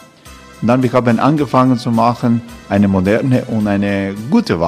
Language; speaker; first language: German; non-native, learner; Croatian